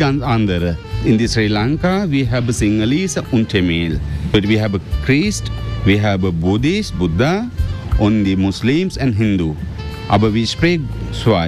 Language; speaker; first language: German; non-native, learner; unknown